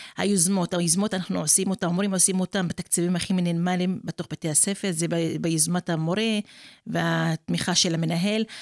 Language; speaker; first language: Hebrew; non-native, local second language; Arabic